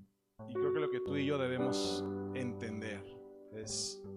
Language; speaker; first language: Spanish; native; Spanish